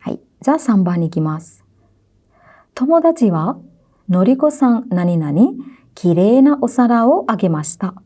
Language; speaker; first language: Japanese; non-native, fluent; Sinhala